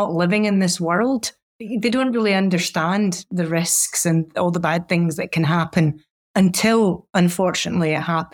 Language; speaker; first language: English; native; English